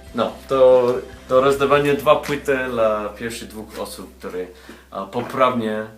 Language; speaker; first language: Polish; non-native, learner; English